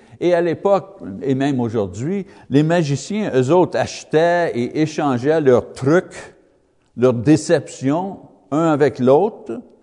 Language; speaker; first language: French; non-native, learner; English